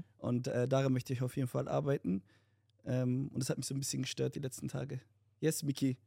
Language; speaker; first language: German; early bilingual, other home language; Amharic